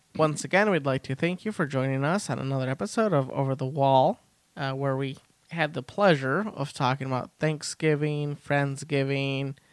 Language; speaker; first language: English; early bilingual, other home language; Spanish